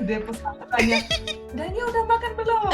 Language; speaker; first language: Indonesian; non-native, fluent; Russian